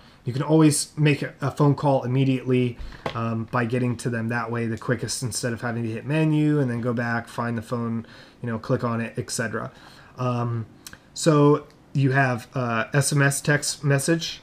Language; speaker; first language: English; native; English